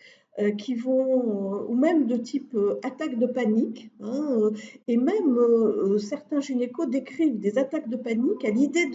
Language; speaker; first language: French; native; French